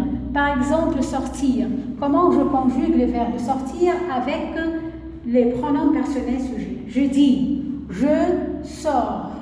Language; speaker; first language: French; non-native, fluent; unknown